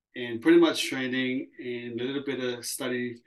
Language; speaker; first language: English; early bilingual, other home language; Samoan